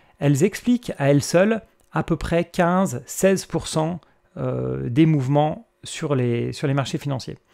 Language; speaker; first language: French; native; French